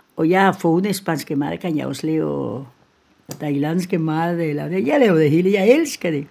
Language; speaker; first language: Danish; non-native, fluent; Spanish